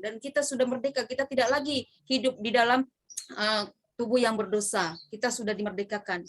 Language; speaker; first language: Indonesian; native; Indonesian